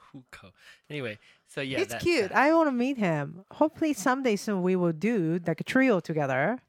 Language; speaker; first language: English; non-native, fluent; Japanese